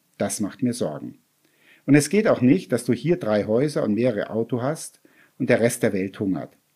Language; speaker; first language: German; native; German